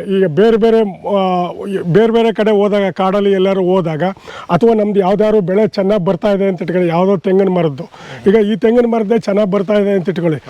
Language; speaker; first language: Kannada; native; Kannada